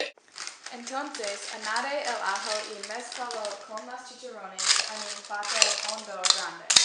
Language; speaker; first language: Spanish; non-native, learner; English